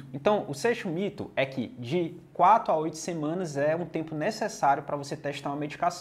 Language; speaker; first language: Portuguese; native; Portuguese